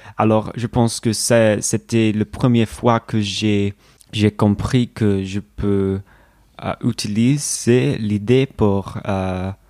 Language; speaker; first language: French; non-native, learner; English